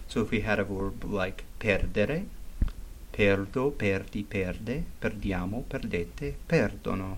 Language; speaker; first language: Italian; non-native, fluent; English